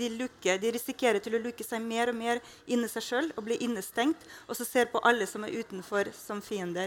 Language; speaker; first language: Norwegian; non-native, fluent; Russian